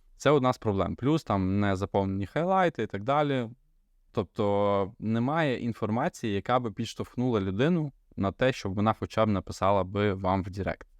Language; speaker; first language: Ukrainian; non-native, local second language; Russian